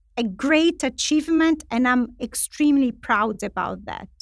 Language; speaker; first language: English; non-native, fluent; Italian